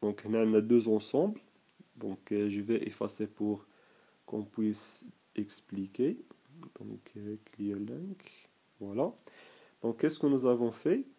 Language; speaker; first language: French; non-native, local second language; Arabic